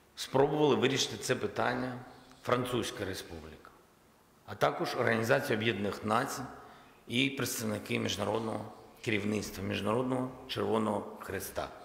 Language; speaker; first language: Ukrainian; non-native, local second language; Russian